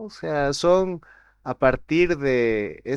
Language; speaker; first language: Spanish; native; Spanish